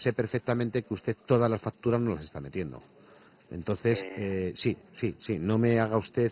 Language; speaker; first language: Spanish; native; Spanish